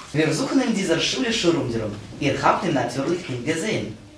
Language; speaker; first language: German; non-native, learner; Russian